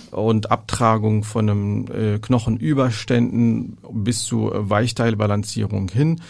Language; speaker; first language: German; non-native, fluent; Arabic